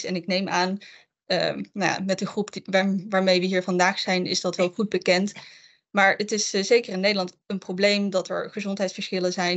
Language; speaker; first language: Dutch; native; Dutch